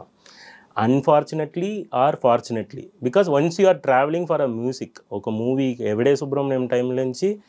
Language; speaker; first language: Telugu; non-native, fluent; Tamil